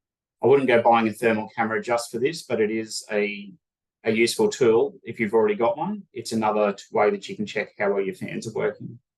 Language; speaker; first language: English; native; English